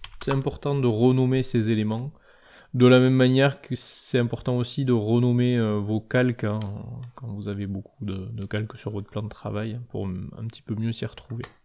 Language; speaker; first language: French; native; French